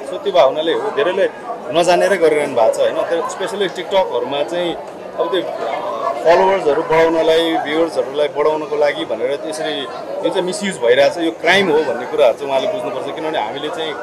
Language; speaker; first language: Nepali; native; Nepali